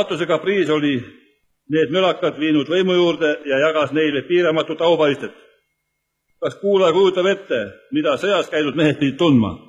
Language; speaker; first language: Estonian; native; Estonian